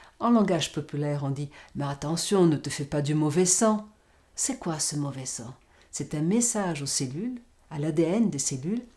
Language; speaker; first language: French; non-native, fluent; Portuguese